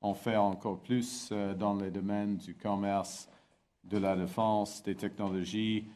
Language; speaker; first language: French; non-native, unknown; English